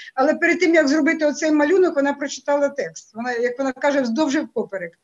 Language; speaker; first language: Ukrainian; native; Ukrainian